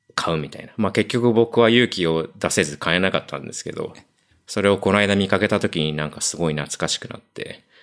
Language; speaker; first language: Japanese; native; Japanese